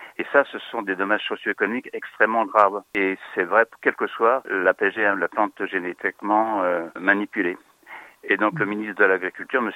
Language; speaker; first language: French; native; French